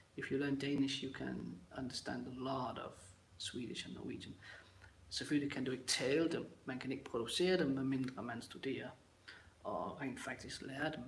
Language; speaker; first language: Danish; native; Danish